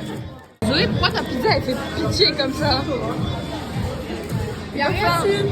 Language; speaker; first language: French; native; French